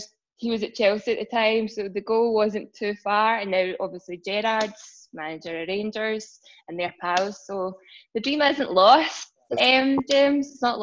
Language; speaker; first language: English; native; English